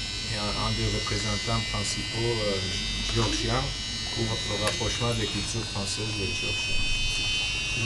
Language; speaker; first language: French; non-native, fluent; Georgian